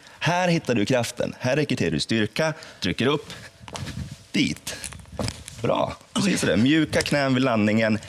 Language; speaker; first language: Swedish; native; Swedish